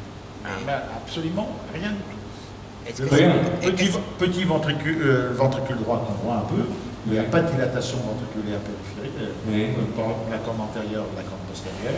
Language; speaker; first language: French; native; French